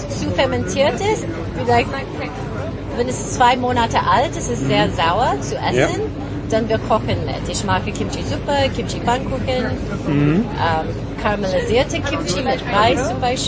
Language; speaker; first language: German; non-native, learner; Korean